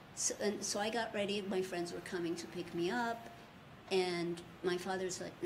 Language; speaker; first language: English; early bilingual, other home language; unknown